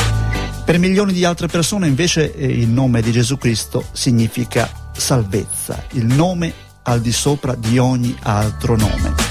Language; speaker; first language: Italian; native; Italian